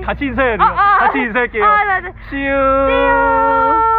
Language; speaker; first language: Korean; native; Korean